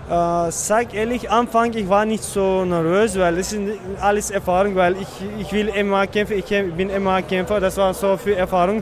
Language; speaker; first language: German; non-native, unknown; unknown